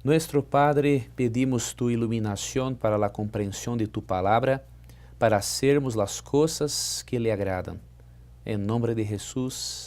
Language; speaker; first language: Spanish; non-native, fluent; Portuguese